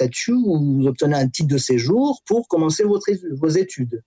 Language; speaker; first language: French; non-native, fluent; Persian